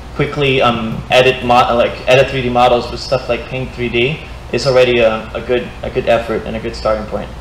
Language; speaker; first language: English; non-native, fluent; Portuguese